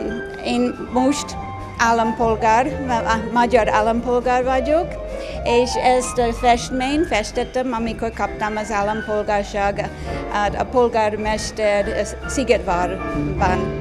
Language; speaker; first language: Hungarian; non-native, learner; English